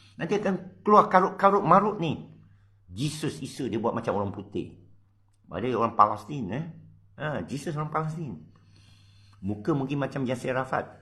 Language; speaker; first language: Malay; non-native, local second language; Min Nan Chinese